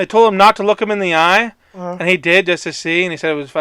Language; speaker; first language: English; native; English